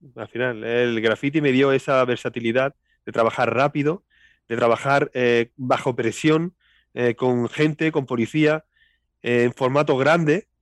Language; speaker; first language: Spanish; native; Spanish